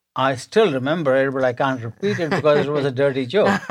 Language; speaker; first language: English; non-native, local second language; Punjabi